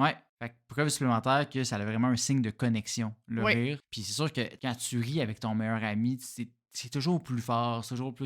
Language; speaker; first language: French; native; French